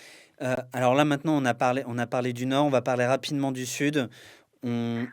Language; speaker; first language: French; native; French